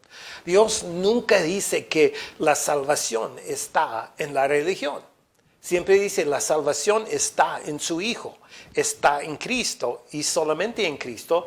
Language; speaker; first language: Spanish; non-native, fluent; English